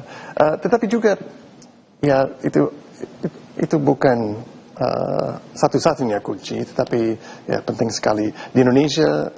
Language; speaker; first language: Indonesian; non-native, fluent; English